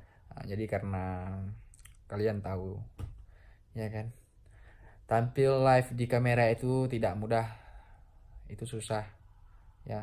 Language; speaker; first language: Indonesian; non-native, local second language; Achinese